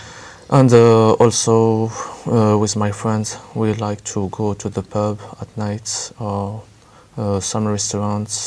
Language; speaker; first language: English; non-native, learner; French